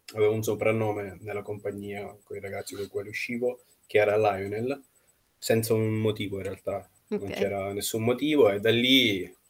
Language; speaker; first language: Italian; non-native, fluent; Russian